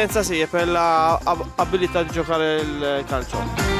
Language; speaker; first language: Italian; non-native, fluent; Maltese